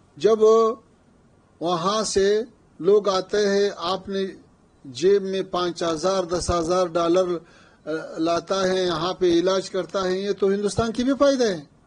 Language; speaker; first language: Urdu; non-native, fluent; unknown